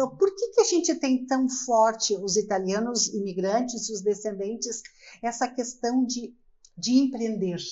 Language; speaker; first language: Portuguese; native; Portuguese